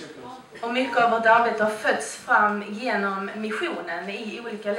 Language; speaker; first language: Swedish; native; Swedish